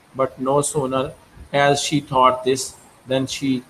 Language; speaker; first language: English; non-native, local second language; Urdu